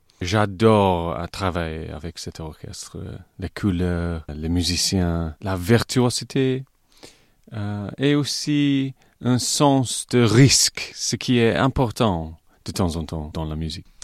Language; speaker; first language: French; non-native, fluent; English